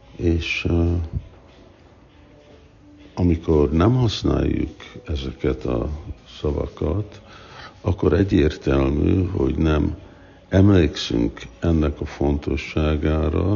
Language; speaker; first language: Hungarian; early bilingual, heritage; Hungarian